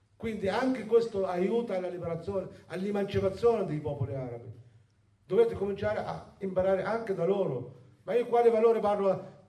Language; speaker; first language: Italian; non-native, fluent; Arabic